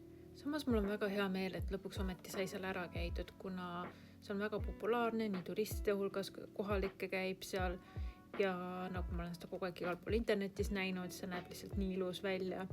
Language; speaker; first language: Estonian; native; Estonian